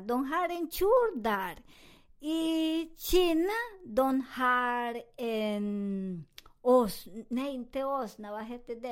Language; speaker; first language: Swedish; non-native, fluent; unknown